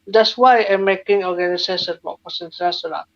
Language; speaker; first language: English; non-native, learner; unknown